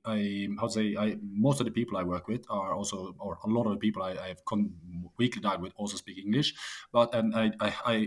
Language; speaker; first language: English; non-native, fluent; Norwegian